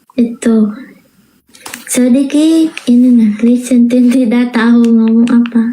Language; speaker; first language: Indonesian; non-native, learner; Vietnamese